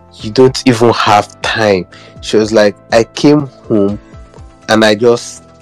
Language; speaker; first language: English; non-native, local second language; Igbo